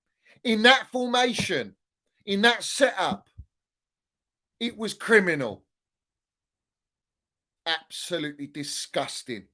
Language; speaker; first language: English; native; English